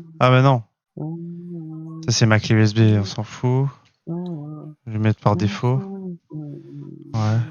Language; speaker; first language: French; native; French